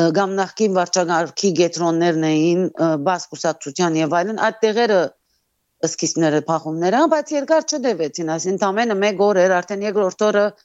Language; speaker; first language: Armenian; early bilingual, heritage; Armenian